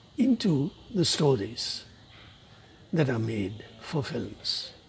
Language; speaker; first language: English; non-native, local second language; Assamese